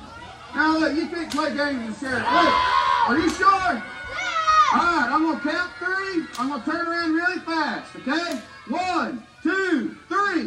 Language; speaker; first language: English; native; English